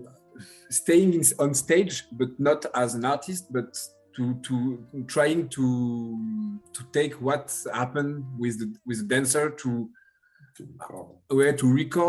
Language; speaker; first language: English; non-native, learner; French